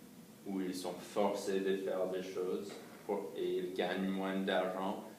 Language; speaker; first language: French; non-native, fluent; English